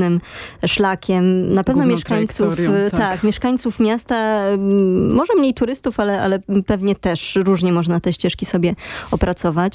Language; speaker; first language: Polish; native; Polish